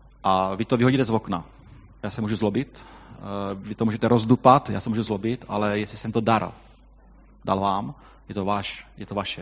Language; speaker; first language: Czech; native; Czech